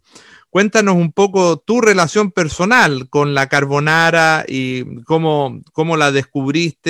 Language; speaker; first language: Spanish; native; Spanish